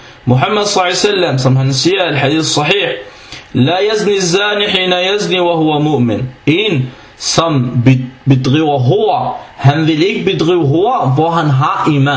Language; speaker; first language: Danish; non-native, fluent; Arabic